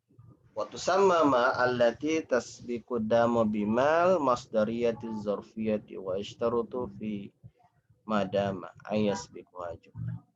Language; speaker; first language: Arabic; non-native, fluent; Indonesian